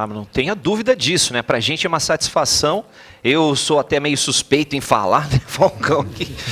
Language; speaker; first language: Portuguese; native; Portuguese